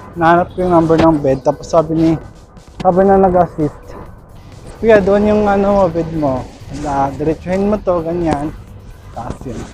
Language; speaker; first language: Filipino; non-native, local second language; Cebuano